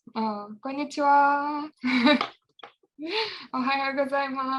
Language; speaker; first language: Japanese; non-native, fluent; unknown